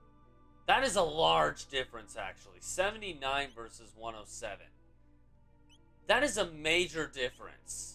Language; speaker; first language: English; native; English